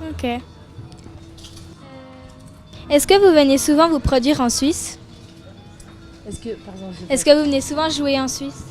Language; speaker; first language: French; native; French